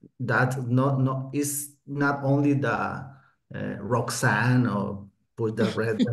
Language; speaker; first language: English; non-native, learner; Spanish